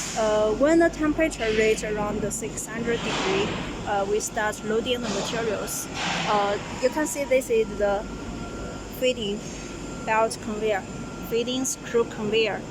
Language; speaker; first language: English; non-native, learner; Chinese